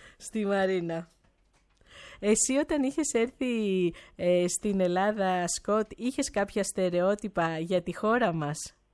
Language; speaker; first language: Greek; native; Greek